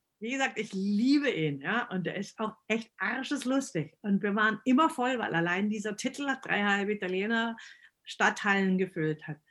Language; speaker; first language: German; early bilingual, other home language; Italian